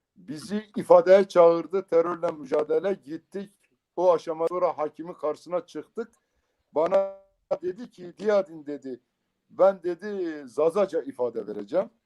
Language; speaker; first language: Turkish; non-native, local second language; Kurdish